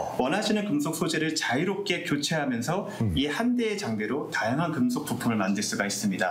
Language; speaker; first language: Korean; native; Korean